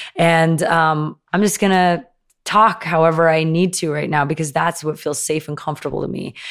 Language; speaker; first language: English; native; English